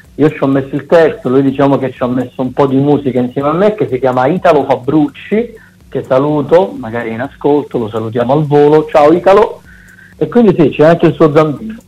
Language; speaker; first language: Italian; native; Italian